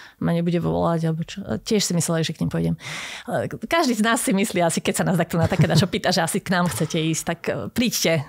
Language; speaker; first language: Slovak; native; Slovak